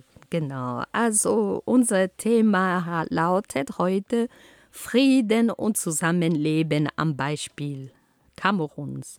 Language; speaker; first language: German; non-native, fluent; Ghomala